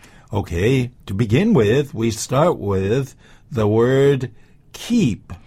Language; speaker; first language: English; native; English